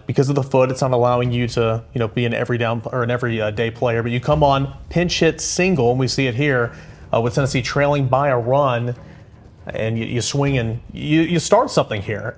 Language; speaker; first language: English; native; English